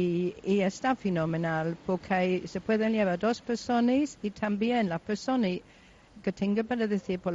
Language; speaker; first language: Spanish; non-native, local second language; Basque